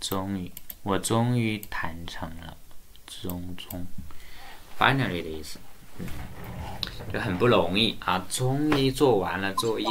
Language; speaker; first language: Chinese; native; Chinese